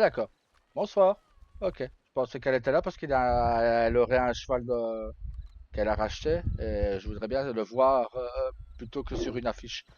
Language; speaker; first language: French; native; French